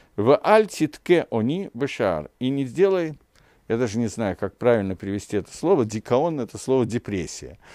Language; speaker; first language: Russian; native; Russian